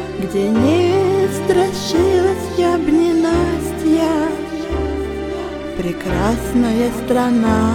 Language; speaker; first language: Russian; native; Russian